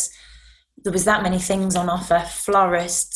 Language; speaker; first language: English; native; English